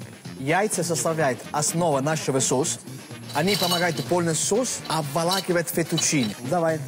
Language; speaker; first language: Russian; non-native, fluent; Italian